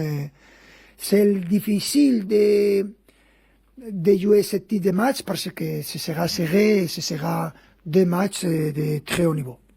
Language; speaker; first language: French; non-native, fluent; Spanish